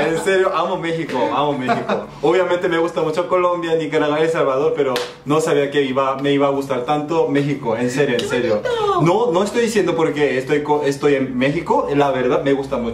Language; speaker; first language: Spanish; non-native, fluent; Korean